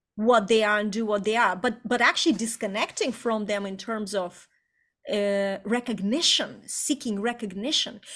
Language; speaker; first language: English; non-native, fluent; Estonian